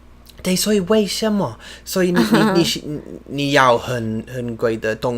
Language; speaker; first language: Chinese; non-native, learner; English